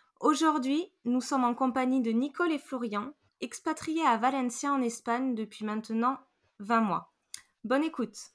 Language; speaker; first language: French; native; French